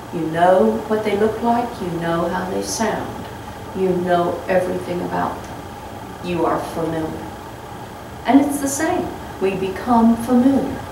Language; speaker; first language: English; native; English